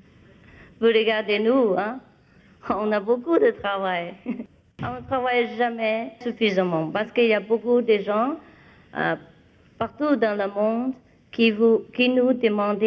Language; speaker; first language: French; non-native, fluent; Vietnamese